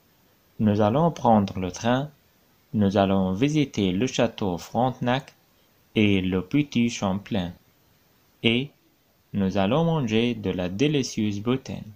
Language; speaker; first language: French; non-native, fluent; Arabic